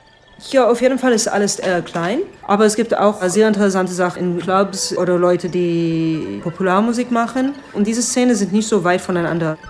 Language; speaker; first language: German; non-native, fluent; Hebrew